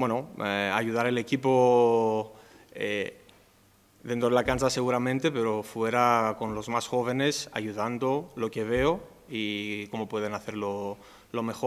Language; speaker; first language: Spanish; non-native, fluent; Greek